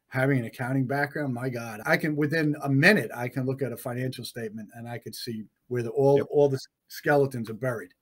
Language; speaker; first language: English; native; English